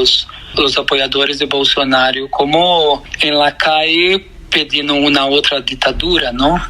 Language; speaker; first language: Spanish; non-native, fluent; Portuguese